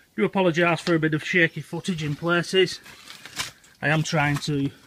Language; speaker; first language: English; native; English